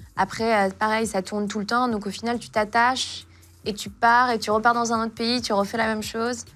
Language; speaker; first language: French; non-native, local second language; Arabic